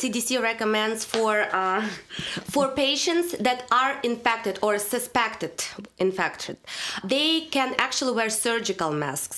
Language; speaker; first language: English; non-native, fluent; Russian